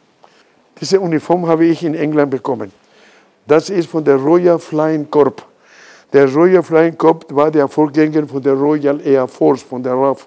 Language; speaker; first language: German; non-native, fluent; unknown